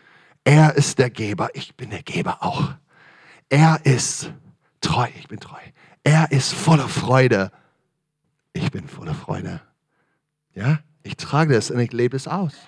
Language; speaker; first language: German; non-native, fluent; English